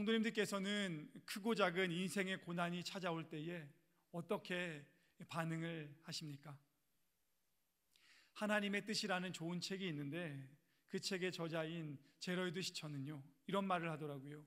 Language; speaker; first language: Korean; native; Korean